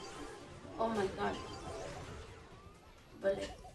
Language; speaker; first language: Hebrew; native; Hebrew